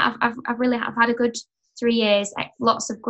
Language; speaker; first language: English; native; English